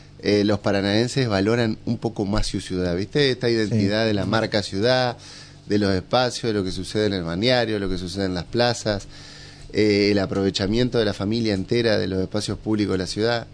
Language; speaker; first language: Spanish; native; Spanish